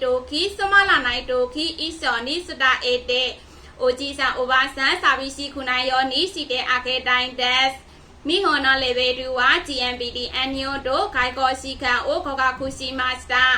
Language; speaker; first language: Japanese; non-native, learner; Burmese